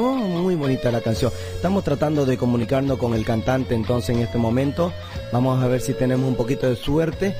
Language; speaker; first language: Spanish; native; Spanish